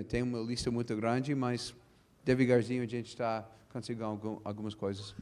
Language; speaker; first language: Portuguese; non-native, fluent; English